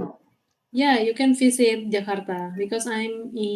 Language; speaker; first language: English; non-native, learner; Indonesian